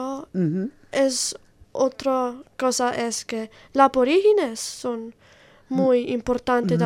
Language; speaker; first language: Spanish; non-native, learner; Italian